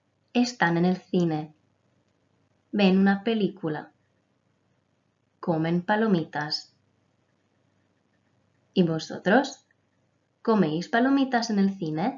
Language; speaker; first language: Spanish; non-native, fluent; Croatian